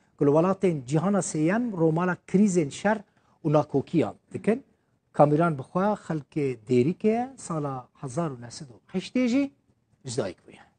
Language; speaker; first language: Kurdish; native; Kurdish